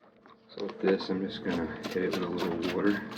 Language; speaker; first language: English; native; English